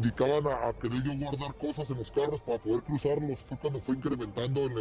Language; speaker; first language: Spanish; native; Spanish